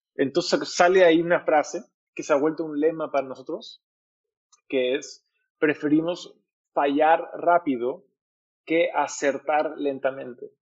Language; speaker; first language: Spanish; native; Spanish